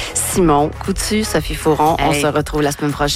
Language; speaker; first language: French; native; French